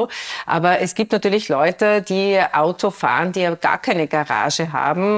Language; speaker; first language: German; native; German